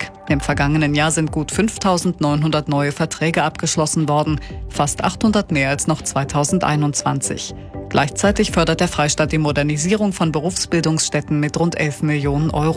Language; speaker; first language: German; native; German